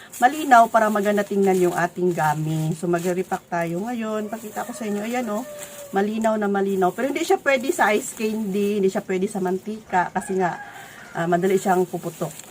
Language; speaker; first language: Filipino; non-native, local second language; Cebuano